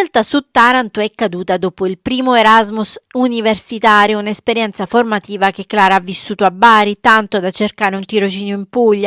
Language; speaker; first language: Italian; native; Italian